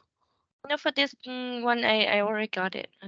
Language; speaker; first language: English; non-native, learner; Vietnamese